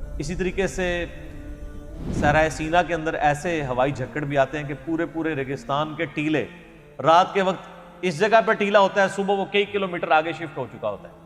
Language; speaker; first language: Urdu; non-native, local second language; Punjabi